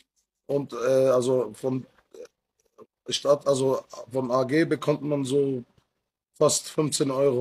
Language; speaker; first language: German; non-native, learner; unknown